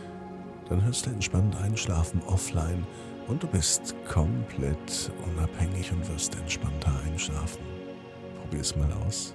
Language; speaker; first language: German; native; German